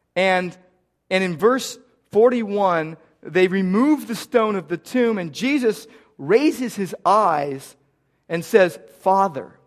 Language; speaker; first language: English; native; English